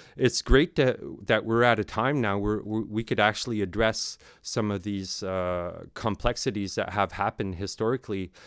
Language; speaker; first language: English; non-native, fluent; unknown